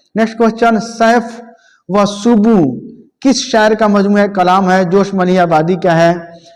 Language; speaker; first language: Hindi; native; Hindi